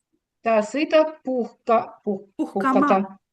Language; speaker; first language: Estonian; non-native, learner; Russian